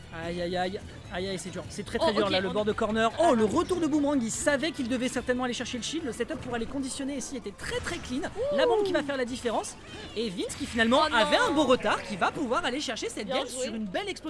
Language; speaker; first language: French; native; French